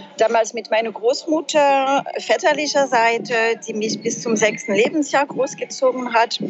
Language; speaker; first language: German; non-native, fluent; French